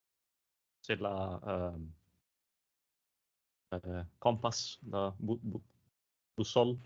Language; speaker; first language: French; non-native, learner; Italian